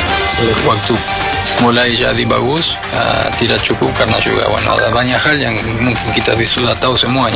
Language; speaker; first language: Indonesian; non-native, fluent; Spanish